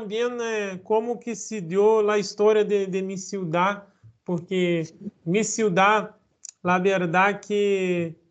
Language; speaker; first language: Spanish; non-native, learner; Portuguese